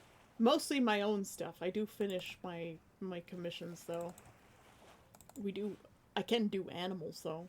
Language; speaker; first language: English; native; English